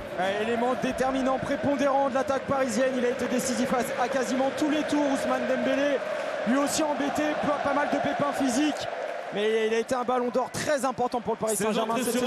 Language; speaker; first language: French; native; French